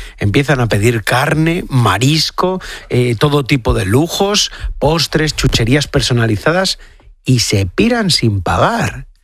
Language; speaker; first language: Spanish; native; Spanish